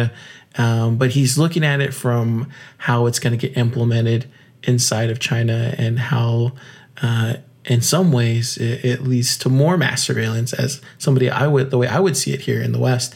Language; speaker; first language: English; native; English